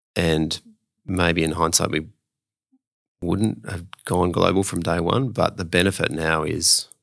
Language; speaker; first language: English; native; English